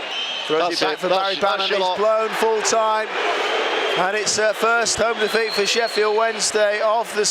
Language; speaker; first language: English; native; English